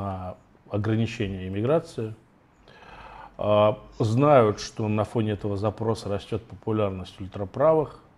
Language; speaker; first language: Russian; native; Russian